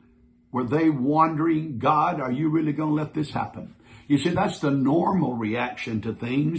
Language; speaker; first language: English; native; English